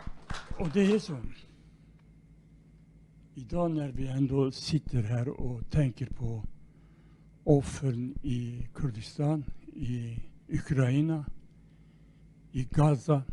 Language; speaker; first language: Swedish; non-native, fluent; Kurdish